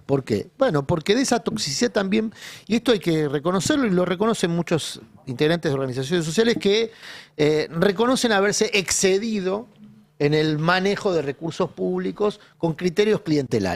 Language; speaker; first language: Spanish; native; Spanish